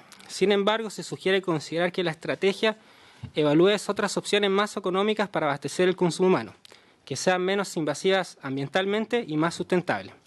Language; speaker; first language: Spanish; native; Spanish